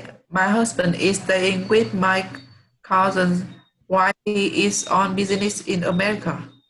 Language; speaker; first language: English; non-native, learner; Vietnamese